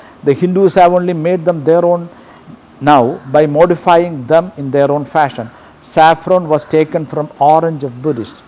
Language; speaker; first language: English; non-native, local second language; Malayalam